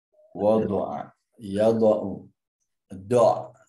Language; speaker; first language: Arabic; non-native, fluent; Indonesian